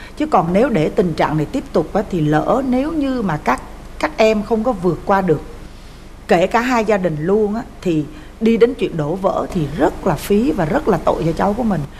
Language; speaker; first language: Vietnamese; native; Vietnamese